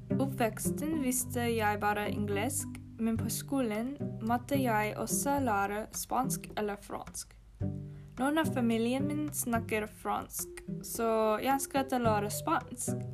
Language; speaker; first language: Norwegian; non-native, learner; English